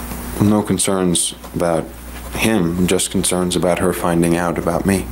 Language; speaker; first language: English; native; English